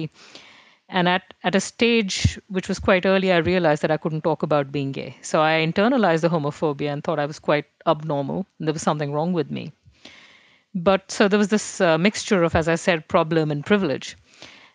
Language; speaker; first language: English; non-native, local second language; Hindi